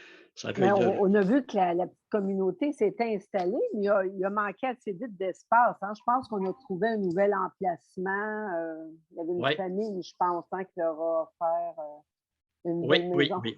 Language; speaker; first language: French; native; French